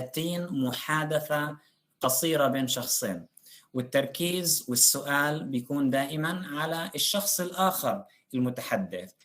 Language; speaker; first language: Arabic; native; Arabic